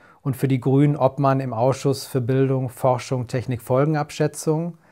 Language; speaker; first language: German; native; German